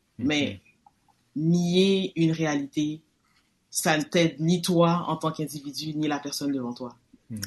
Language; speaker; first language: French; native; French